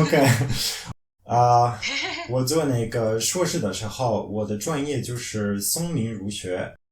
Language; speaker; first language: Chinese; non-native, fluent; French